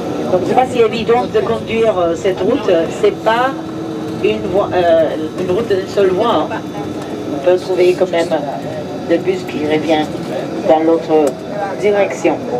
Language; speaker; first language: French; non-native, fluent; Spanish